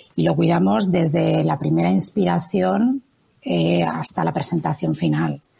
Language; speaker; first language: Spanish; native; Spanish